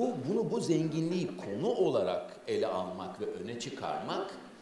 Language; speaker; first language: Turkish; native; Turkish